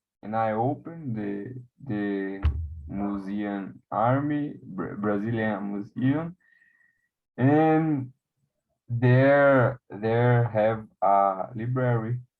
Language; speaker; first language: English; non-native, learner; Portuguese